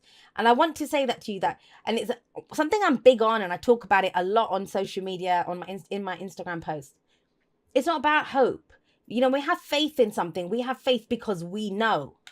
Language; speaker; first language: English; native; English